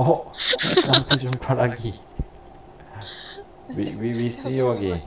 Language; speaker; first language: English; non-native, learner; Korean